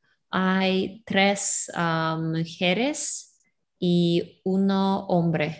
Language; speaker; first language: Spanish; non-native, learner; Russian